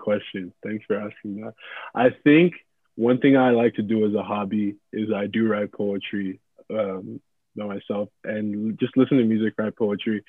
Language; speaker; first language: English; non-native, local second language; Yoruba